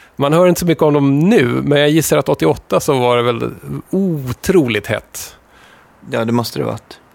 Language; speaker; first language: Swedish; native; Swedish